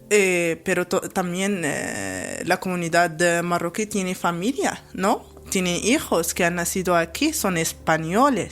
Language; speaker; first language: Spanish; non-native, fluent; Arabic